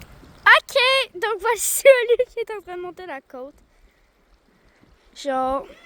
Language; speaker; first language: French; native; French